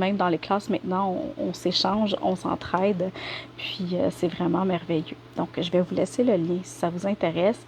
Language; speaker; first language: French; native; French